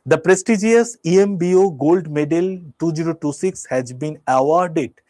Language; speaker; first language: English; non-native, local second language; Bangla